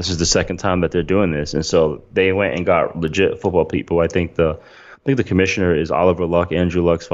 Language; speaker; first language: English; native; English